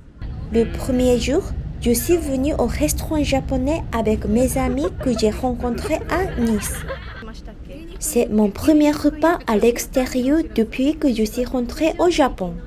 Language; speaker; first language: French; non-native, fluent; Japanese